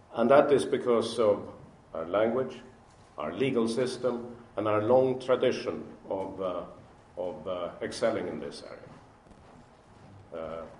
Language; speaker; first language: English; non-native, fluent; Swedish